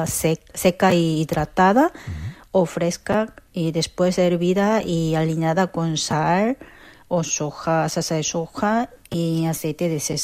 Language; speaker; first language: Spanish; non-native, fluent; Korean